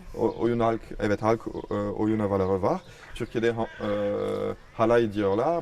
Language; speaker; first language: Turkish; non-native, fluent; French